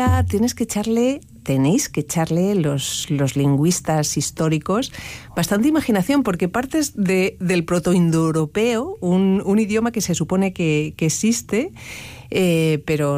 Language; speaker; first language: Spanish; native; Spanish